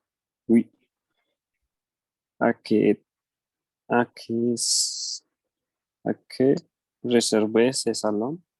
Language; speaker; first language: French; non-native, learner; Spanish